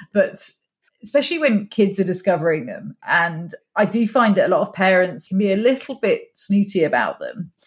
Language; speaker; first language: English; native; English